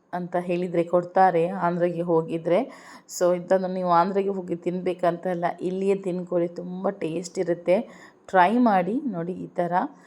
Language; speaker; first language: Kannada; non-native, local second language; Urdu